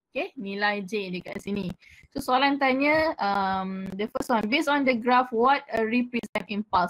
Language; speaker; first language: English; non-native, local second language; Malay